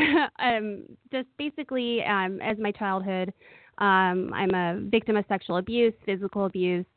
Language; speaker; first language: English; native; English